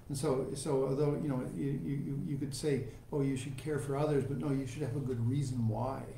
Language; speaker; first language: English; native; English